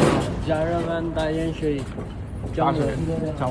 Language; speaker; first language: Chinese; non-native, local second language; Uyghur